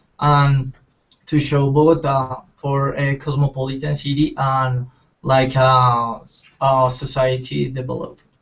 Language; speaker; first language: English; non-native, learner; Spanish